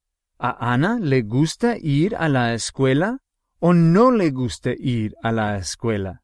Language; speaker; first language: Spanish; non-native, fluent; English